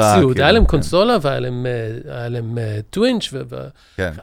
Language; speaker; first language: Hebrew; early bilingual, other home language; English